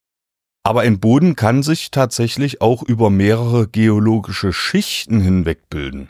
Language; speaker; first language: German; native; German